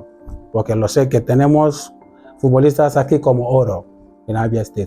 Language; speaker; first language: Spanish; non-native, fluent; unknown